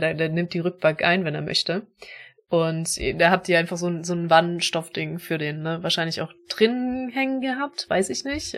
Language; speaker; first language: German; native; German